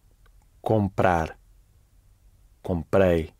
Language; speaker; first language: Portuguese; non-native, learner; English